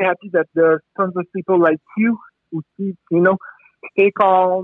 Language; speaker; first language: English; non-native, fluent; French